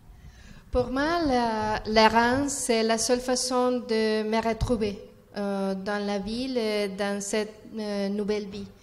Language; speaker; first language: French; non-native, learner; Spanish